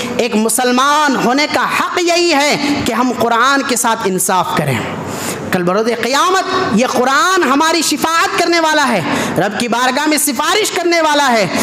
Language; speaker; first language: Urdu; native; Urdu